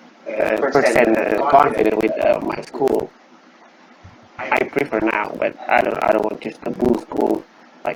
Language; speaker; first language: English; non-native, learner; Indonesian